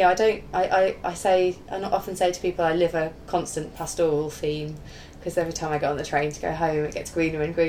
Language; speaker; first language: English; native; English